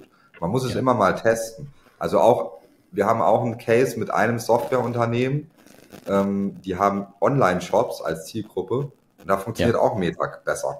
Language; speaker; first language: German; native; German